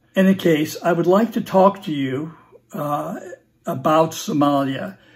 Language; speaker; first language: English; native; English